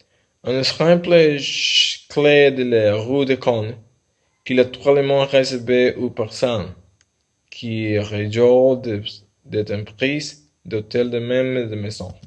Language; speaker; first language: French; non-native, learner; Spanish